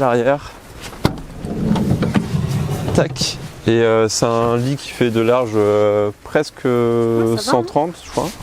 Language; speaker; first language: French; native; French